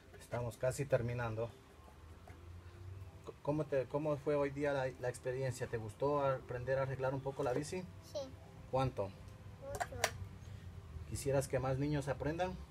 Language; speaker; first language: Spanish; native; Spanish